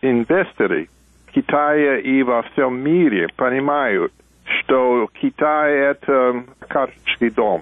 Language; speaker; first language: Russian; non-native, fluent; English